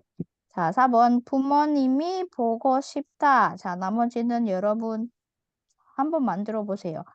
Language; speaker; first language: Korean; non-native, fluent; Indonesian